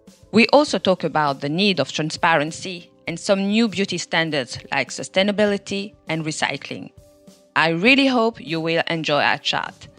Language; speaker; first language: English; non-native, fluent; French